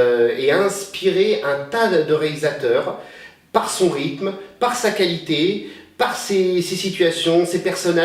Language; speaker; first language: French; native; French